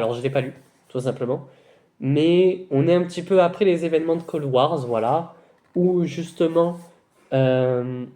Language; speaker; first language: French; native; French